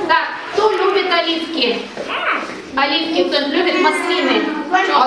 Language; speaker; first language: Russian; native; Russian